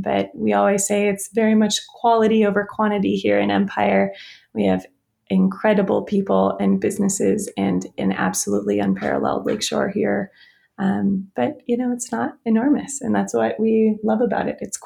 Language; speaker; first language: English; native; English